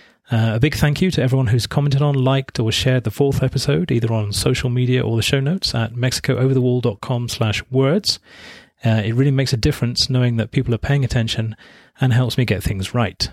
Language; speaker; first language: English; native; English